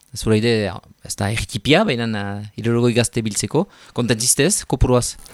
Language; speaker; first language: Basque; native; Basque